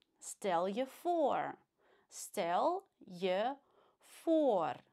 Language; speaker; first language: Dutch; non-native, fluent; Russian